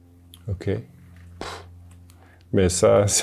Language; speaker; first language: French; non-native, fluent; German